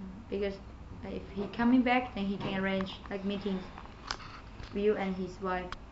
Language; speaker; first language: English; non-native, learner; Chinese